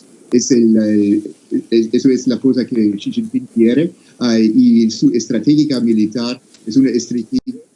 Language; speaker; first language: Spanish; non-native, fluent; English